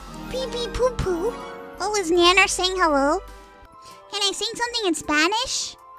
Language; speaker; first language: Spanish; early bilingual, heritage; Spanish